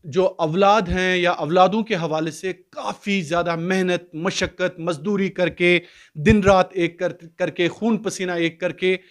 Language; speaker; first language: Hindi; non-native, local second language; Kashmiri